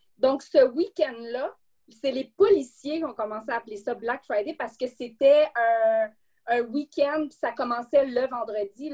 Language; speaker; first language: French; native; French